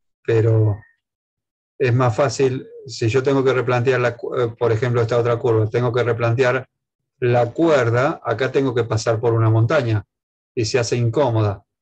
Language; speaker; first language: Spanish; native; Spanish